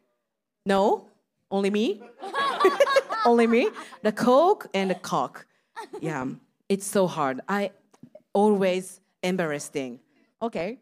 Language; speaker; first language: English; non-native, learner; Japanese